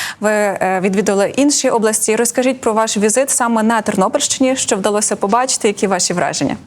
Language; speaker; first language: Ukrainian; native; Ukrainian